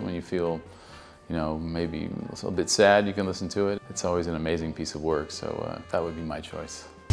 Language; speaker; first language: English; native; English